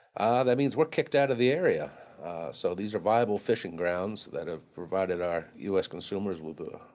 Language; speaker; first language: English; native; English